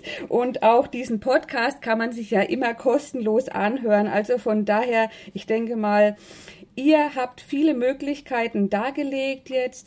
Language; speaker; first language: German; native; German